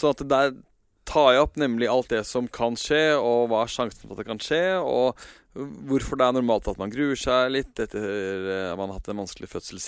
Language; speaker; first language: Norwegian; native; Norwegian